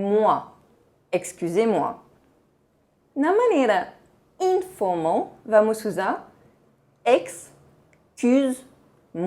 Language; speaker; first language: Portuguese; non-native, fluent; French